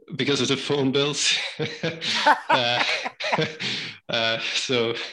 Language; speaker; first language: English; non-native, fluent; Dutch